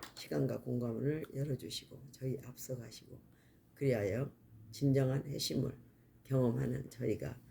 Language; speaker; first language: Korean; native; Korean